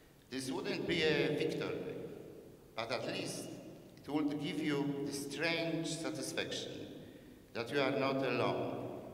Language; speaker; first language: English; non-native, learner; Polish